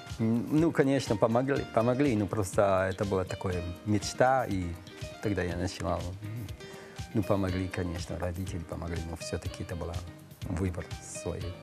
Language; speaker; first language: Russian; non-native, learner; French